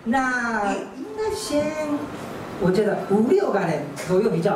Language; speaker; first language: Chinese; non-native, learner; Japanese